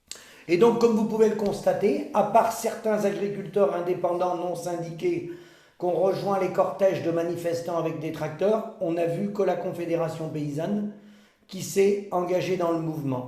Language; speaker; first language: French; native; French